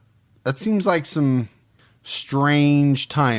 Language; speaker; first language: English; native; English